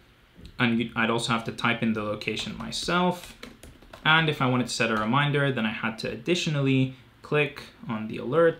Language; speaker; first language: English; native; English